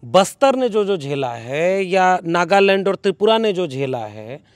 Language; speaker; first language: Hindi; native; Hindi